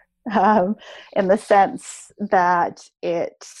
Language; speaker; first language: English; native; English